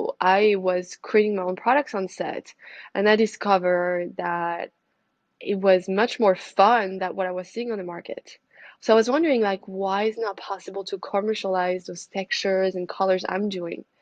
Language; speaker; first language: English; non-native, fluent; French